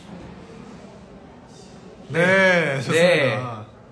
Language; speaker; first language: Korean; native; Korean